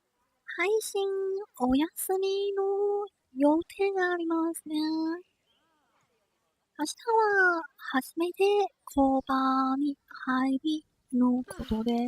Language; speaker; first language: Japanese; non-native, learner; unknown